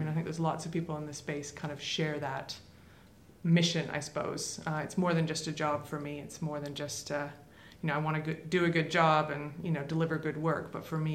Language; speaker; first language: English; native; English